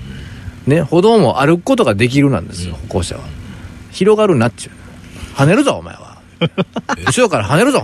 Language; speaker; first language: Japanese; native; Japanese